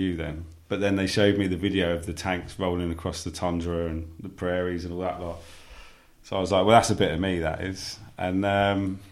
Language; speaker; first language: English; native; English